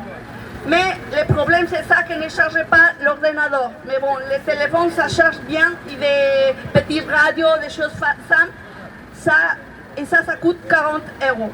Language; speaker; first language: French; non-native, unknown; Spanish